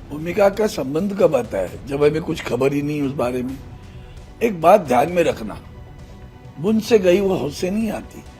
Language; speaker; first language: Hindi; non-native, local second language; Marathi